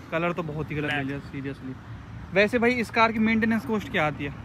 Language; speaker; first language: Hindi; native; Hindi